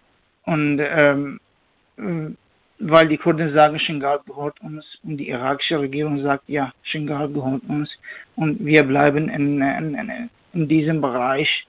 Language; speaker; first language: German; non-native, learner; Kurdish